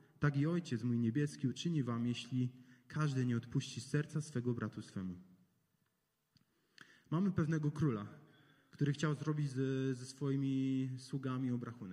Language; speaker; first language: Polish; native; Polish